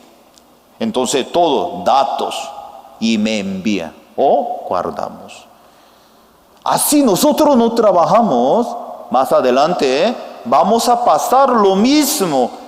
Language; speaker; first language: Spanish; non-native, fluent; Korean